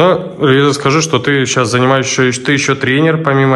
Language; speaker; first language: Russian; native; Russian